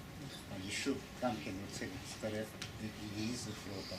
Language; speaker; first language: Hebrew; non-native, fluent; English